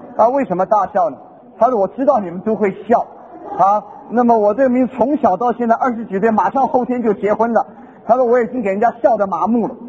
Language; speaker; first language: Chinese; non-native, local second language; Hakka Chinese